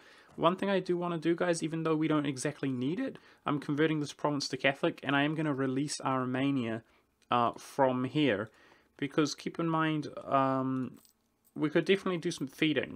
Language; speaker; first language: English; native; English